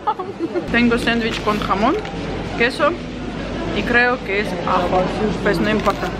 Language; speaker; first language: Spanish; non-native, fluent; Ukrainian